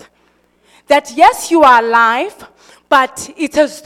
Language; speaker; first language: English; non-native, local second language; Xhosa